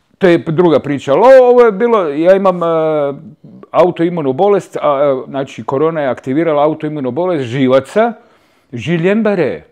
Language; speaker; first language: Croatian; native; Croatian